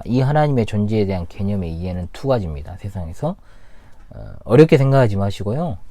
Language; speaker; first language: Korean; native; Korean